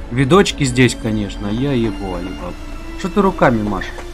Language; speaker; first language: Russian; native; Russian